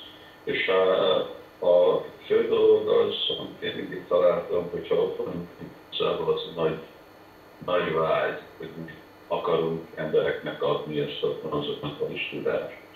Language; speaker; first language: Hungarian; early bilingual, heritage; Hungarian